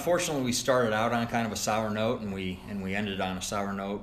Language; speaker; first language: English; native; English